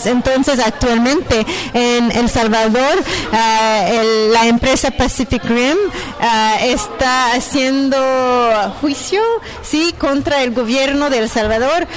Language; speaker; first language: Spanish; non-native, fluent; French